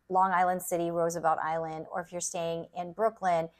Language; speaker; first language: English; native; English